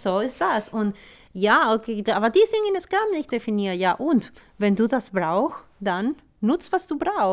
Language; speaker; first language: German; non-native, fluent; Spanish